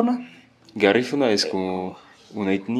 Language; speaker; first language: Spanish; non-native, fluent; French